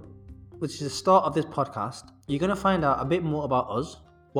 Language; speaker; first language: English; native; English